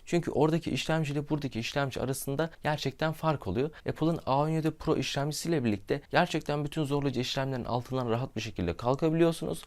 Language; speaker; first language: Turkish; native; Turkish